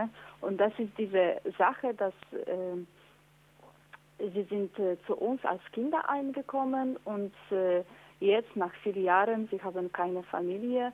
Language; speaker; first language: German; non-native, fluent; Polish